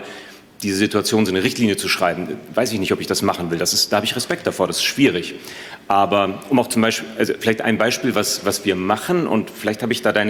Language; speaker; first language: German; native; German